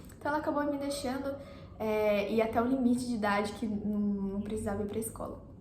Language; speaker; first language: Portuguese; native; Portuguese